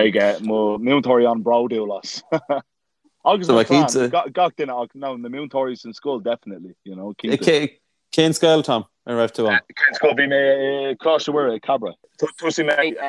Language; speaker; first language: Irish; non-native, local second language; English